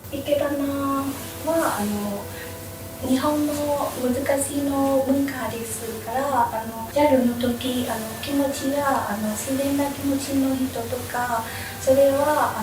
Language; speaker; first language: Japanese; non-native, learner; Vietnamese